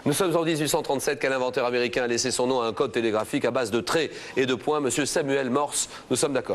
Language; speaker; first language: French; native; French